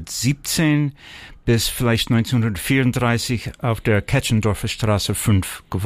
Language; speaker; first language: German; early bilingual, heritage; German